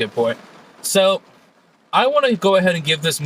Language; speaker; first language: English; native; English